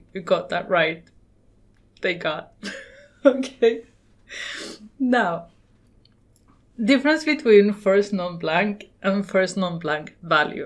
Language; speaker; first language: English; non-native, fluent; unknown